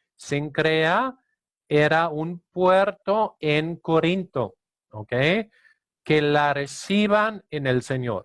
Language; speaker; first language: Spanish; non-native, fluent; Danish